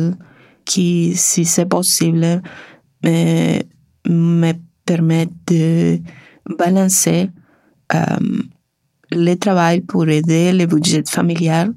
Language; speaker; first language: French; non-native, learner; Spanish